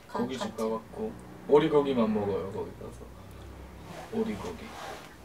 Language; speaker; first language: Korean; non-native, fluent; Uzbek